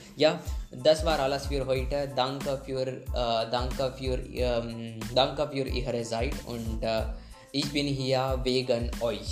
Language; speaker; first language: German; non-native, learner; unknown